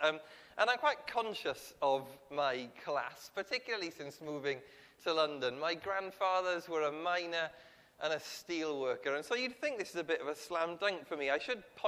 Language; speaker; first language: English; native; English